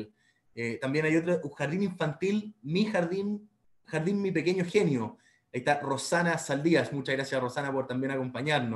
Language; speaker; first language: Spanish; native; Spanish